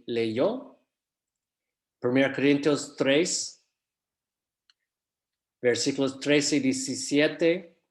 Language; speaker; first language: Spanish; non-native, fluent; English